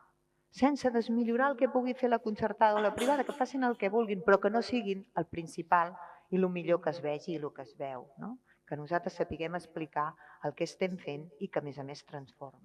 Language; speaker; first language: Catalan; native; Catalan